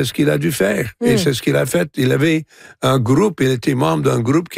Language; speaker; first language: French; non-native, fluent; English